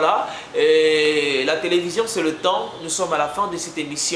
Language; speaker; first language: French; non-native, local second language; Lingala